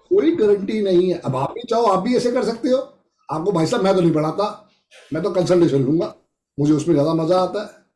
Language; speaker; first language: Hindi; native; Hindi